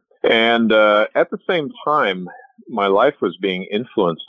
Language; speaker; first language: English; native; English